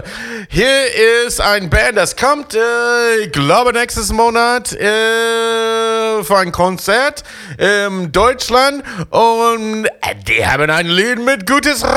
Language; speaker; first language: German; non-native, fluent; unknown